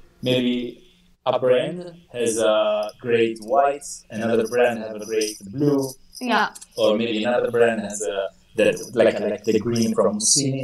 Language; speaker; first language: English; non-native, fluent; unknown